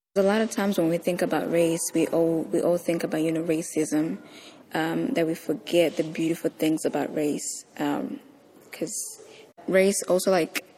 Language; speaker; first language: English; early bilingual, other home language; Kinyarwanda